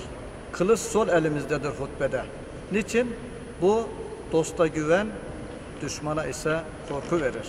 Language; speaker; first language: Turkish; native; Turkish